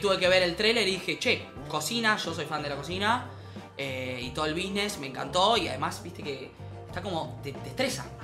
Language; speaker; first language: Spanish; native; Spanish